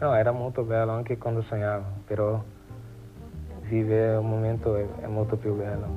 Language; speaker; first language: Italian; non-native, learner; Portuguese